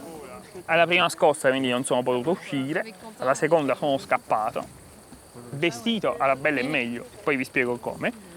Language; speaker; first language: Italian; native; Italian